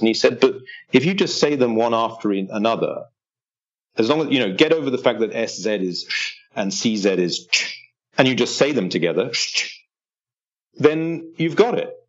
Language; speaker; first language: English; native; English